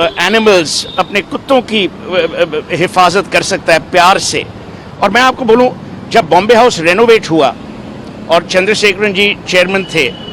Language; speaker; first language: Hindi; native; Hindi